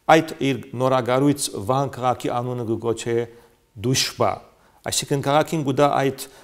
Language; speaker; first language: Armenian; early bilingual, heritage; Armenian